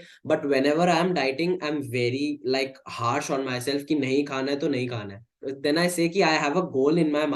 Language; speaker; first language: Hindi; native; Hindi